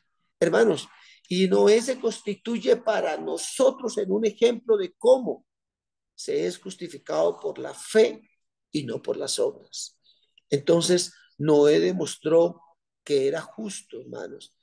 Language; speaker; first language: Spanish; native; Spanish